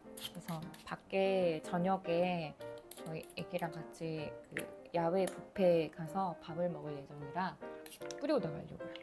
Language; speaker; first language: Korean; native; Korean